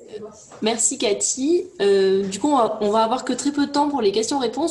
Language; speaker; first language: French; native; French